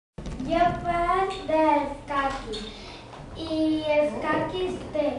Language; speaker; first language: Catalan; non-native, local second language; Spanish